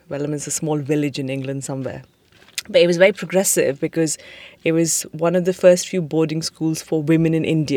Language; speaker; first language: English; non-native, local second language; Hindi